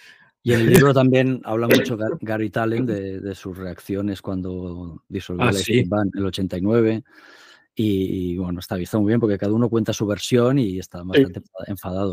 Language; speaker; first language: Spanish; native; Spanish